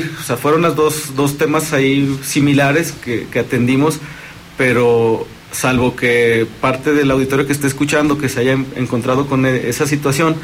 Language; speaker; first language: Spanish; native; Spanish